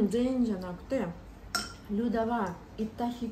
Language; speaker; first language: Japanese; non-native, learner; Ukrainian